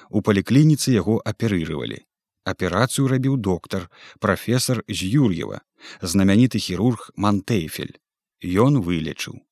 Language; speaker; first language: Belarusian; native; Belarusian